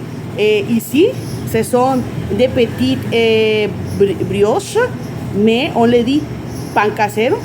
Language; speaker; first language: French; non-native, fluent; Spanish